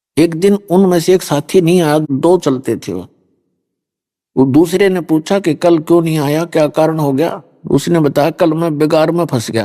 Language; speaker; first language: Hindi; native; Hindi